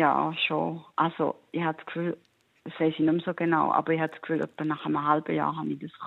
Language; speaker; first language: German; native; German